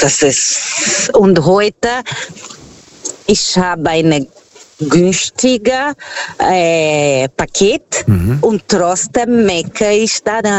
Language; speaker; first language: German; non-native, fluent; Portuguese